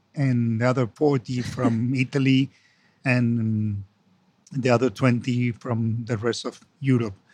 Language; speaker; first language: English; non-native, fluent; Spanish